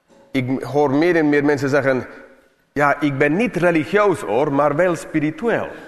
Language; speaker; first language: Dutch; non-native, fluent; English